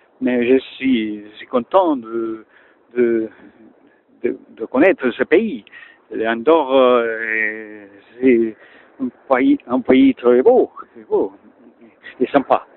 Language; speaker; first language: French; non-native, learner; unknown